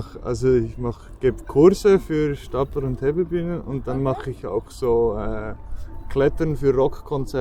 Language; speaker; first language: German; native; German